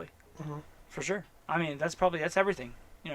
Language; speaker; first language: English; native; English